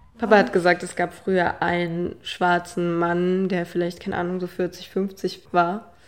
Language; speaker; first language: German; native; German